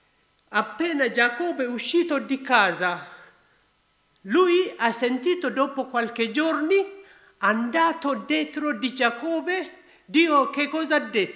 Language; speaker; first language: Italian; non-native, learner; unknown